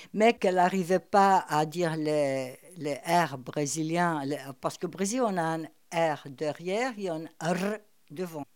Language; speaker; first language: French; non-native, fluent; Portuguese